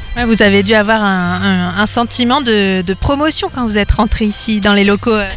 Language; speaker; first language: French; native; French